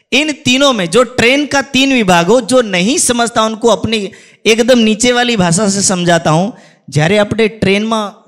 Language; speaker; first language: Hindi; native; Hindi